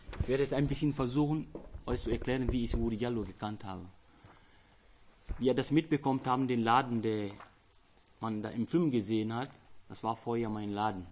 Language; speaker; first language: German; non-native, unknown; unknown